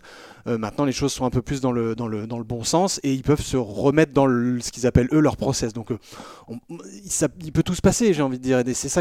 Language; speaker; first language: French; native; French